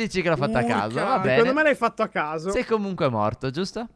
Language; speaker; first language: Italian; native; Italian